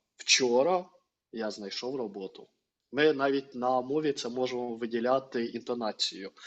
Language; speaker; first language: Ukrainian; non-native, local second language; Russian